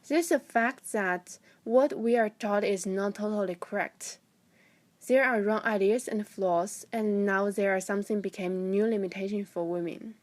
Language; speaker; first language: English; non-native, fluent; Chinese